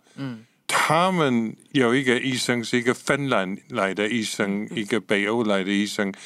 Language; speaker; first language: Chinese; non-native, fluent; English